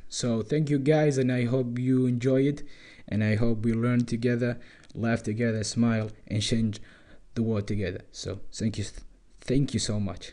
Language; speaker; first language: English; non-native, learner; Arabic